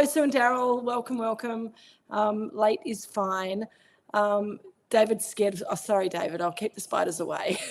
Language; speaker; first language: English; native; English